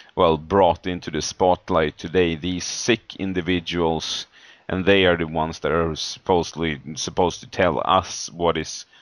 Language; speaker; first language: English; non-native, fluent; Swedish